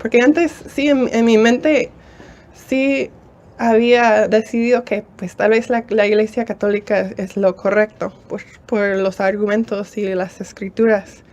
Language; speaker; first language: Spanish; non-native, fluent; English